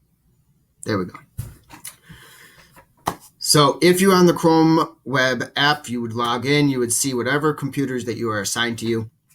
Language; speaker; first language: English; native; English